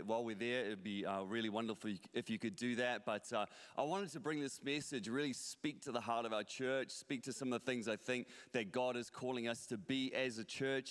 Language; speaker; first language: English; native; English